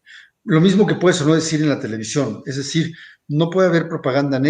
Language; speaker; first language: Spanish; native; Spanish